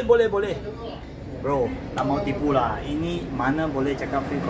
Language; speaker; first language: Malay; non-native, local second language; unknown